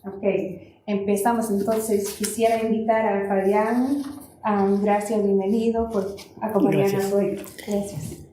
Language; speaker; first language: Spanish; non-native, fluent; English